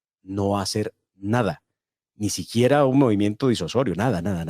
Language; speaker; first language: Spanish; native; Spanish